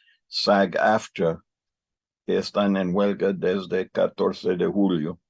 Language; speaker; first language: Spanish; non-native, learner; English